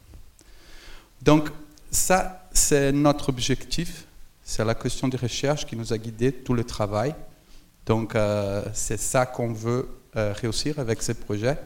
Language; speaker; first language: French; non-native, fluent; Portuguese